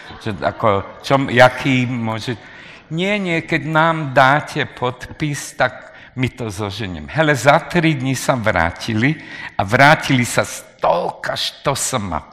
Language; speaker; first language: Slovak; non-native, local second language; Hungarian